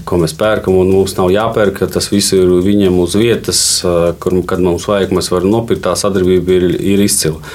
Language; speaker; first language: Latvian; non-native, local second language; Russian